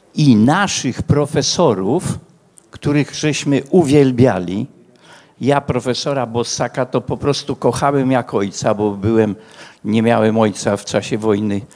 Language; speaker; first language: Polish; native; Polish